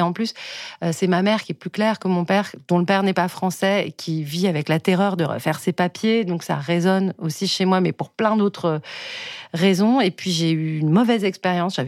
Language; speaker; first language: French; native; French